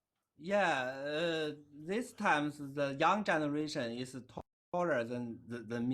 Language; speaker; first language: English; non-native, learner; Chinese